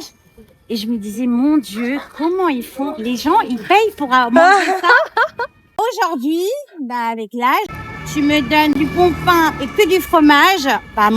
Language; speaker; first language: French; non-native, fluent; Turkish